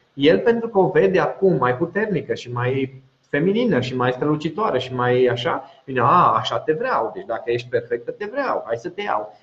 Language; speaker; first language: Romanian; non-native, local second language; Hungarian